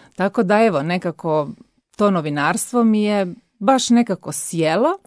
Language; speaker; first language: Croatian; native; Croatian